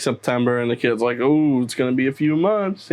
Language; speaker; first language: English; native; English